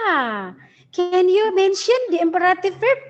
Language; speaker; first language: English; non-native, learner; Indonesian